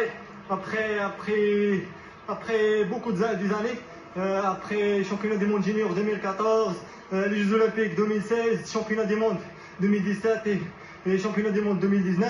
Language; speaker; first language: French; non-native, learner; Arabic